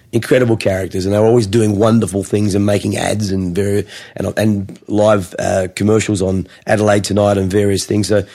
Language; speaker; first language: English; native; English